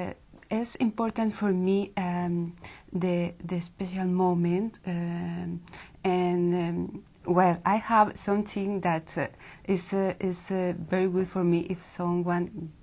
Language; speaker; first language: English; non-native, learner; Spanish